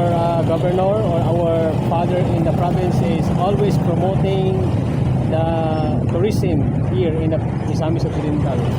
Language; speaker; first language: English; non-native, learner; Cebuano